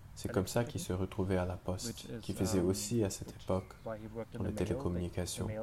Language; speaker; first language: French; non-native, fluent; German